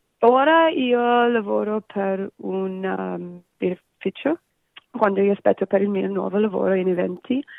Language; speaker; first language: Italian; non-native, learner; English